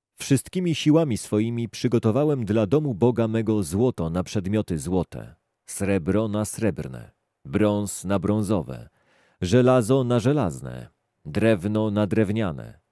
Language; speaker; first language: Polish; native; Polish